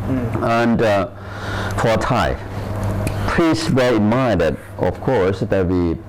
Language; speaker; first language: English; non-native, fluent; Thai